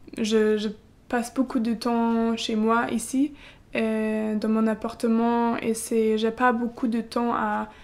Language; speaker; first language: French; non-native, learner; German